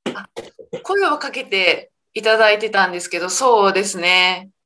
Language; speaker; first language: Japanese; native; Japanese